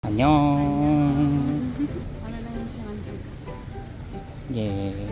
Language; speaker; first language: Korean; non-native, learner; Spanish